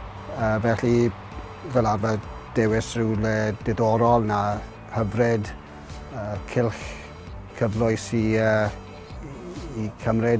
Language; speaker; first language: Welsh; non-native, learner; English